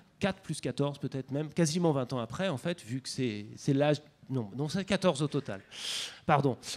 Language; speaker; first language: French; native; French